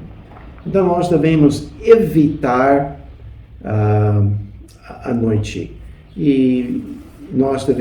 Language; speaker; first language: Portuguese; non-native, fluent; English